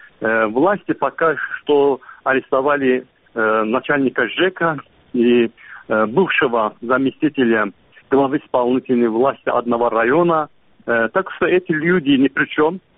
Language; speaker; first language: Russian; non-native, local second language; Azerbaijani